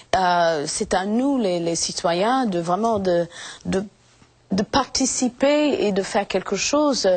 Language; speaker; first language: French; non-native, fluent; English